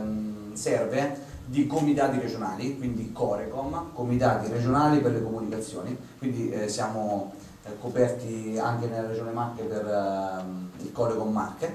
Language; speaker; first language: Italian; native; Italian